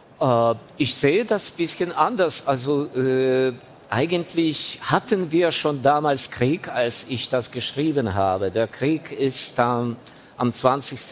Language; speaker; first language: German; non-native, fluent; Ukrainian